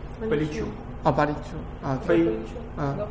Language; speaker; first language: Russian; non-native, learner; Chinese